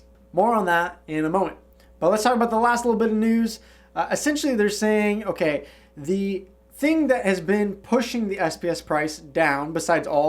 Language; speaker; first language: English; native; English